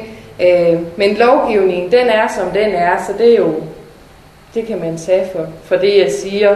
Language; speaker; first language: Danish; native; Danish